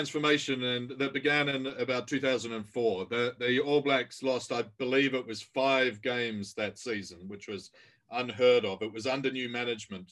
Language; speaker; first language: English; native; English